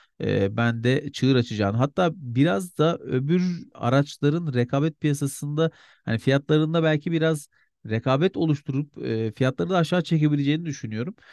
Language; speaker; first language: Turkish; native; Turkish